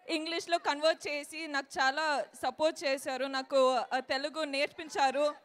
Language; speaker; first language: Telugu; non-native, learner; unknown